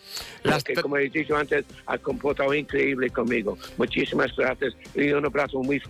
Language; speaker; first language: Spanish; non-native, learner; English